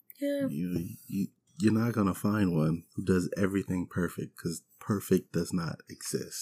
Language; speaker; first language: English; native; English